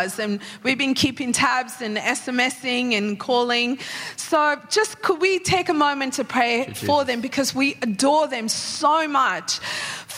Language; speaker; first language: English; non-native, local second language; Sinhala